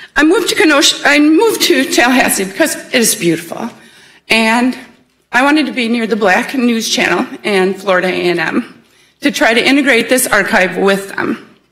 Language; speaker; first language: English; native; English